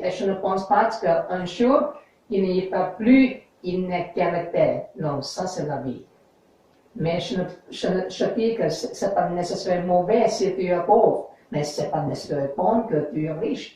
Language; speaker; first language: French; non-native, learner; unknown